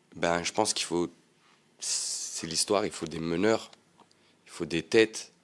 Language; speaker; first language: French; native; French